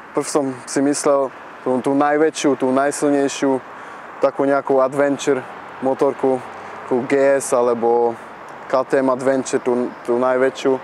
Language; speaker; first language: Slovak; early bilingual, heritage; Slovak